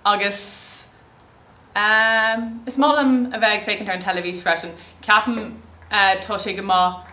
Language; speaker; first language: Irish; non-native, local second language; English